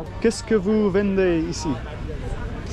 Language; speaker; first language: French; non-native, learner; English